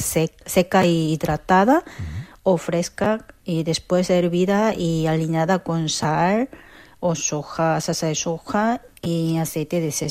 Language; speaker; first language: Spanish; non-native, fluent; Korean